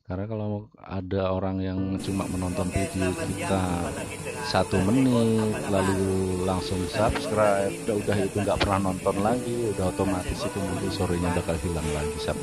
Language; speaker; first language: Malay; non-native, local second language; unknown